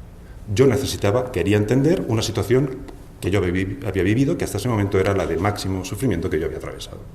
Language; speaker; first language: Spanish; native; Spanish